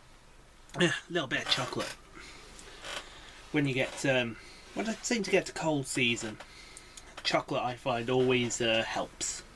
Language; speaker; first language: English; native; English